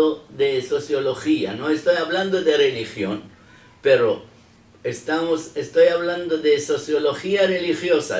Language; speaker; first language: Spanish; non-native, fluent; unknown